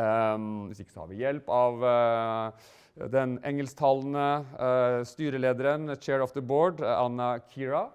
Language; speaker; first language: Norwegian; native; Norwegian